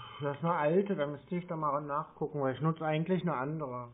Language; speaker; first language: German; native; German